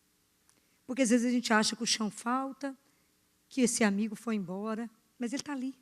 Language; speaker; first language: Portuguese; native; Portuguese